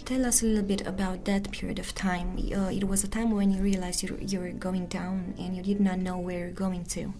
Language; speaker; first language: English; non-native, fluent; Romanian